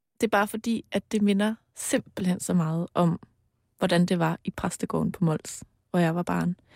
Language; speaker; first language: Danish; native; Danish